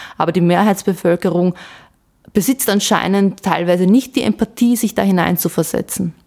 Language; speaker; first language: German; early bilingual, other home language; Bosnian